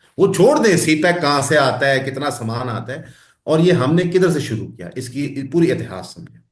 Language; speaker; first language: Urdu; non-native, local second language; Punjabi